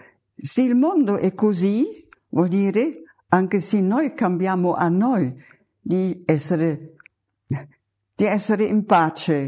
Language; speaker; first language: Italian; non-native, fluent; German